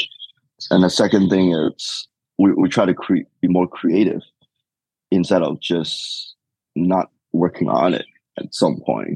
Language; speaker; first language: English; non-native, local second language; Cantonese